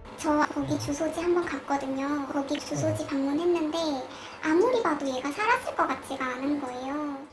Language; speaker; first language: Korean; native; Korean